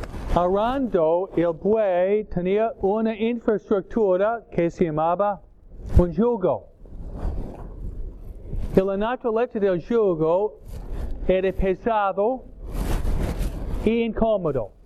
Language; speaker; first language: Spanish; non-native, fluent; English